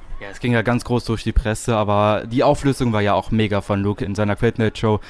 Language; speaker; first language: German; native; German